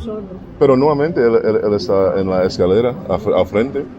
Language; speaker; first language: Spanish; non-native, learner; English